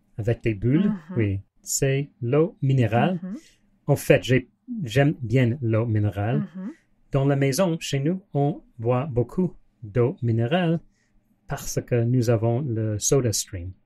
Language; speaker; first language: French; non-native, learner; English